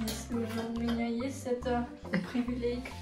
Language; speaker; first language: Russian; early bilingual, heritage; Russian